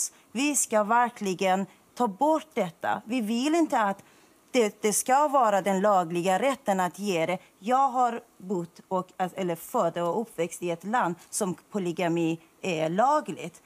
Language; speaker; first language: Swedish; non-native, fluent; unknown